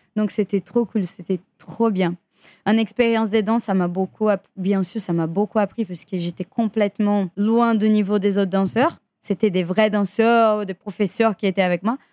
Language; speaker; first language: French; non-native, fluent; Portuguese